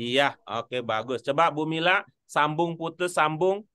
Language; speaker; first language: Indonesian; native; Indonesian